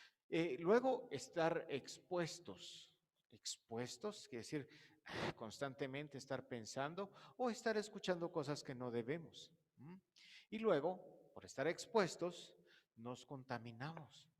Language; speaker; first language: Spanish; native; Spanish